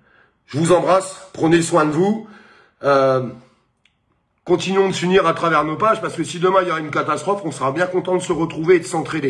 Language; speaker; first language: French; native; French